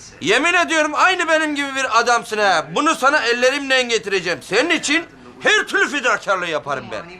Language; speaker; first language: Turkish; native; Turkish